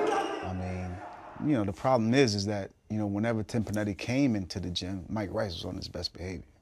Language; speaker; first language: English; native; English